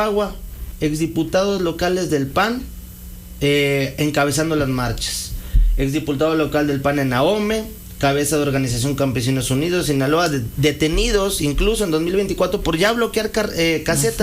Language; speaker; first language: Spanish; native; Spanish